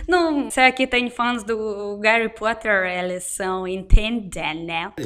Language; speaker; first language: Portuguese; non-native, fluent; Russian